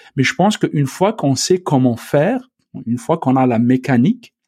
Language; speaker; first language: French; non-native, local second language; Arabic